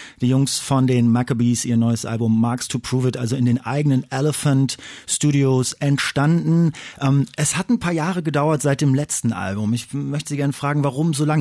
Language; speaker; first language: German; native; German